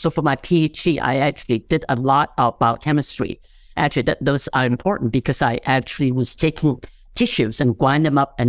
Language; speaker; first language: English; non-native, local second language; Cantonese